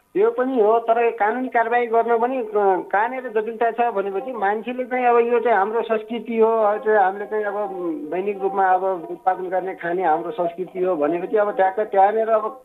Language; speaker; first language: Nepali; native; Nepali